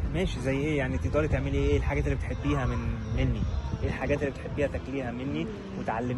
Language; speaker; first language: Arabic; native; Arabic